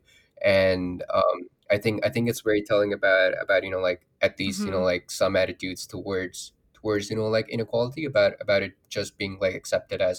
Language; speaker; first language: English; non-native, local second language; Urdu